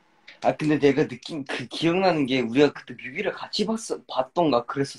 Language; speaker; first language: Korean; early bilingual, heritage; English